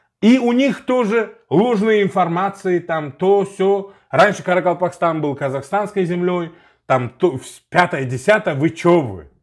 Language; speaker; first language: Russian; non-native, local second language; Uzbek